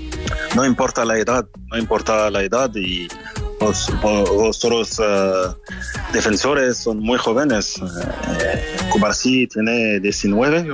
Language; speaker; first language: Spanish; non-native, fluent; French